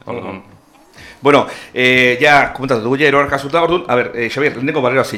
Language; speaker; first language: Basque; native; Basque